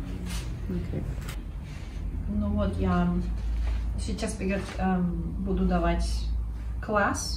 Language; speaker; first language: Russian; early bilingual, heritage; Russian